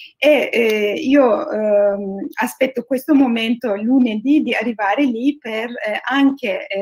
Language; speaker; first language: Italian; non-native, learner; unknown